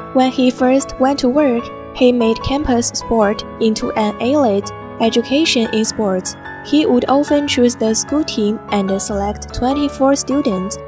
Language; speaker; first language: English; non-native, learner; Chinese